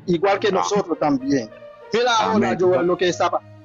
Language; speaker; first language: Spanish; non-native, learner; Haitian Creole